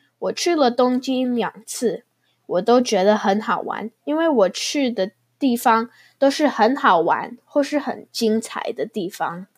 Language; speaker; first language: Chinese; non-native, learner; English